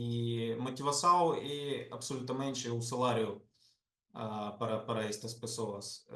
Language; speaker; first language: Portuguese; non-native, fluent; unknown